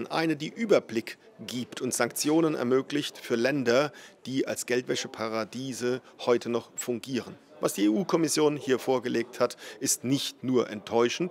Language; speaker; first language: German; native; German